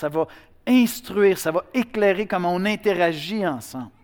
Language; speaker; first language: French; native; French